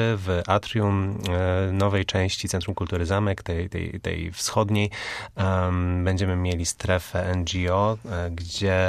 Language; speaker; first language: Polish; native; Polish